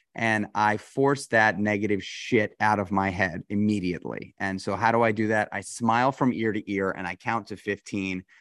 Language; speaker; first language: English; native; English